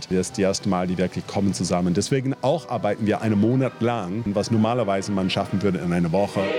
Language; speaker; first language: German; non-native, fluent; English